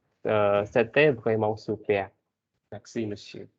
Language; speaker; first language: French; non-native, learner; Khmer